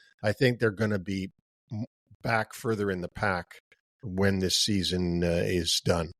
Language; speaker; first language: English; native; English